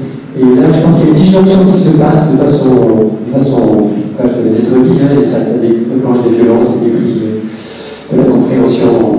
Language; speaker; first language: French; native; French